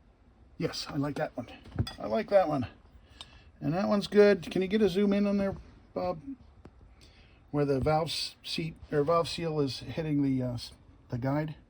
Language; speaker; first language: English; native; English